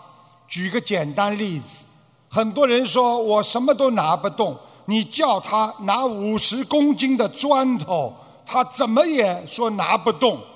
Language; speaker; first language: Chinese; native; Chinese